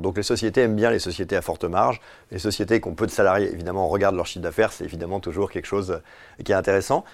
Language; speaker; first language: French; native; French